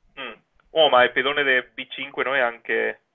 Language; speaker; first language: Italian; non-native, fluent; Spanish